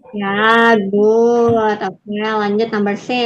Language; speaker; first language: Indonesian; native; Indonesian